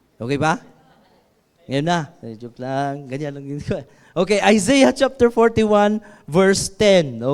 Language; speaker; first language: Filipino; non-native, local second language; Iloko